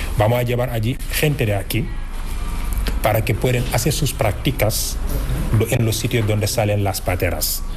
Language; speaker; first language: Spanish; non-native, fluent; Wolof